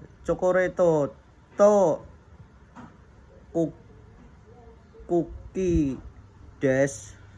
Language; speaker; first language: Japanese; non-native, learner; Indonesian